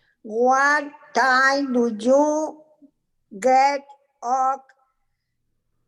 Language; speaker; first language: English; non-native, learner; Spanish